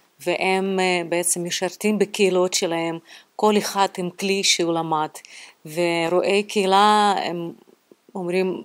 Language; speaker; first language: Hebrew; non-native, fluent; Russian